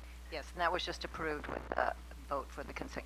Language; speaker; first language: English; native; English